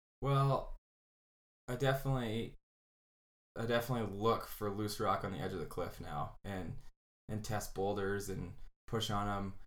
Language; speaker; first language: English; native; English